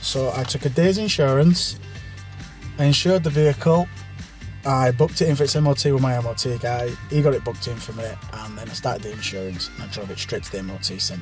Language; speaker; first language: English; native; English